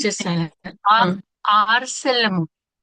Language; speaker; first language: French; non-native, learner; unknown